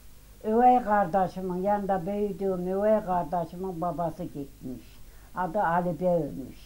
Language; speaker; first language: Turkish; native; Turkish